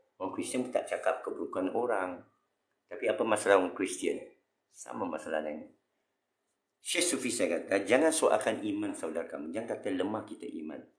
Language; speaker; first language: Malay; non-native, local second language; Chinese